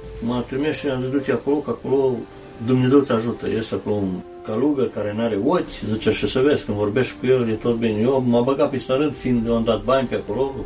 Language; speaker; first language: Romanian; native; Romanian